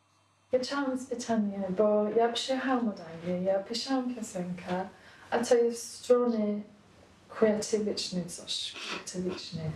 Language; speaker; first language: Polish; non-native, learner; English